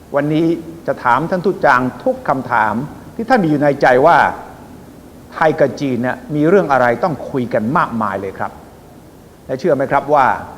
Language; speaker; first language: Thai; native; Thai